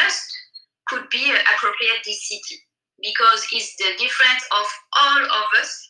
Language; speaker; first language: English; non-native, learner; French